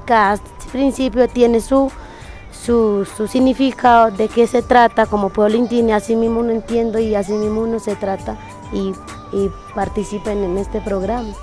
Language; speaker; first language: Spanish; non-native, local second language; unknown